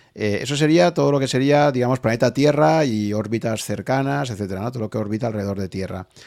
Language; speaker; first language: Spanish; native; Spanish